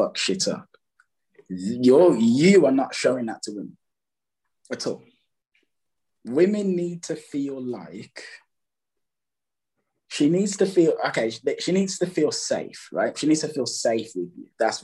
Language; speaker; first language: English; native; English